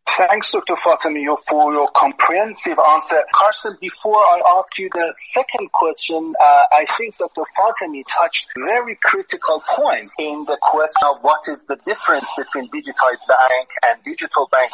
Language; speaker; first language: English; non-native, fluent; Persian